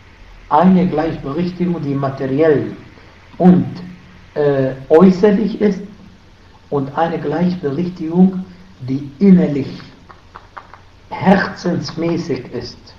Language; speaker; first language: German; non-native, fluent; Arabic